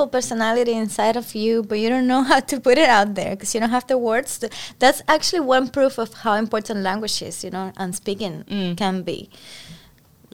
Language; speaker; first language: English; non-native, fluent; Spanish